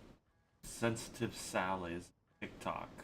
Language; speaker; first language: English; native; English